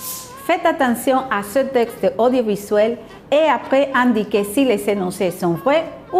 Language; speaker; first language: French; non-native, fluent; Spanish